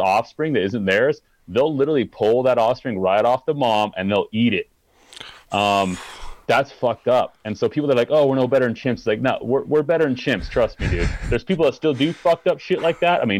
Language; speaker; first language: English; native; English